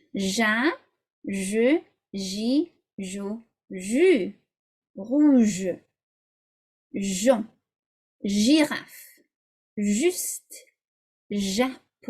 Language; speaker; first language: French; non-native, fluent; English